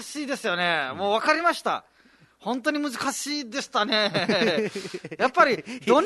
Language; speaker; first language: Japanese; non-native, fluent; Nepali